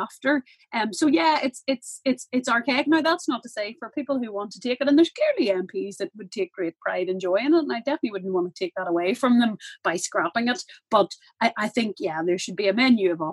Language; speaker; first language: English; native; English